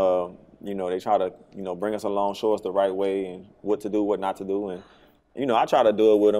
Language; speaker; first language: English; native; English